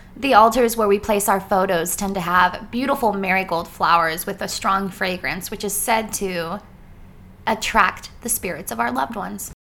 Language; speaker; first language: English; early bilingual, other home language; Spanish